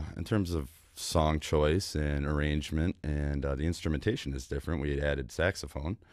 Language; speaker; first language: English; native; English